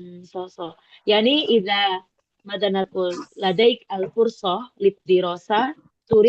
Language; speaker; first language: Arabic; non-native, fluent; Indonesian